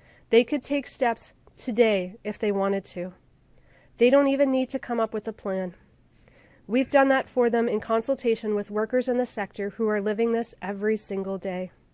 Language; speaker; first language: English; native; English